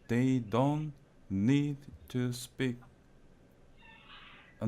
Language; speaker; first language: English; non-native, learner; Korean